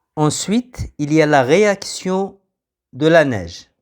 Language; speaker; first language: French; non-native, local second language; Arabic